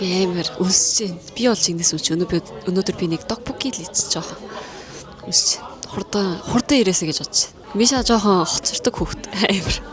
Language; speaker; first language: Mongolian; early bilingual, heritage; Korean